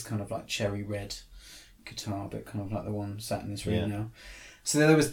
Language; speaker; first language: English; native; English